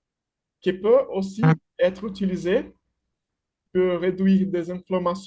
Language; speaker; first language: French; non-native, fluent; Portuguese